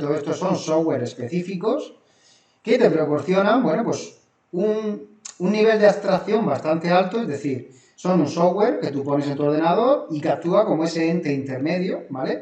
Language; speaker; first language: Spanish; native; Spanish